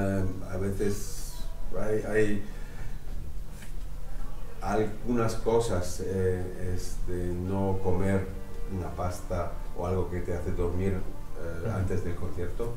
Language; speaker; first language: Spanish; non-native, fluent; French